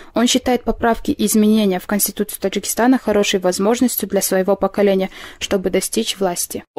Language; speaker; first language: Russian; non-native, local second language; Tajik